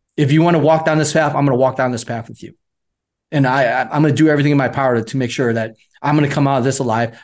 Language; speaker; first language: English; native; English